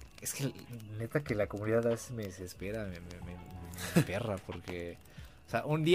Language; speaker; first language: Spanish; native; Spanish